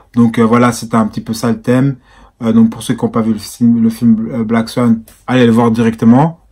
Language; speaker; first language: French; native; French